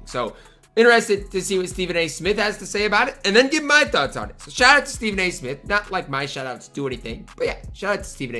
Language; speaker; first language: English; native; English